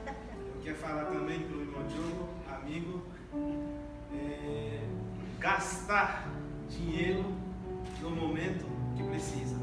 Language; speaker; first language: Portuguese; non-native, learner; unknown